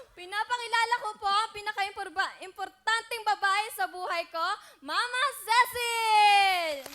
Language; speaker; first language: Filipino; native; Filipino